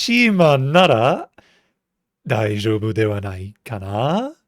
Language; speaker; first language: Japanese; non-native, fluent; English